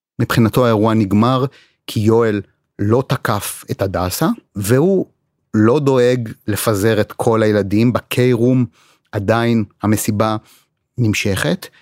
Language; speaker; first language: Hebrew; native; Hebrew